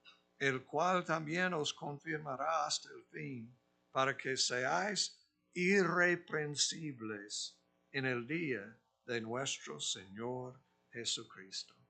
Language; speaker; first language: Spanish; non-native, fluent; English